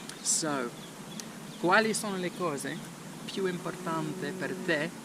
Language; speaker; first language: Italian; non-native, learner; English